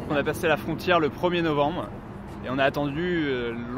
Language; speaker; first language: French; native; French